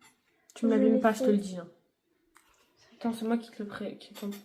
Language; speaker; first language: French; native; French